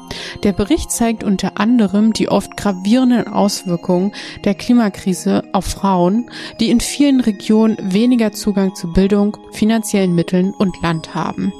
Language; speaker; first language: German; native; German